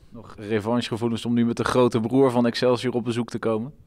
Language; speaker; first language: Dutch; native; Dutch